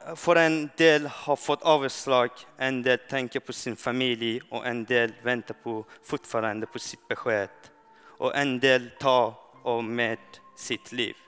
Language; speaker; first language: Swedish; non-native, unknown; Persian